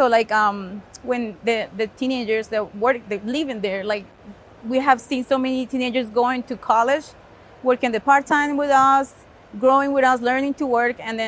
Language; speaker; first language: English; non-native, fluent; Spanish